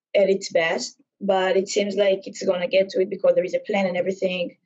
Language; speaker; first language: English; non-native, fluent; Hebrew